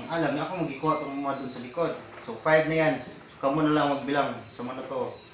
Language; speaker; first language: Filipino; non-native, local second language; Cebuano